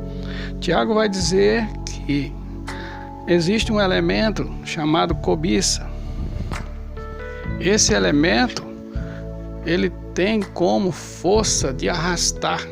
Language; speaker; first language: Portuguese; native; Portuguese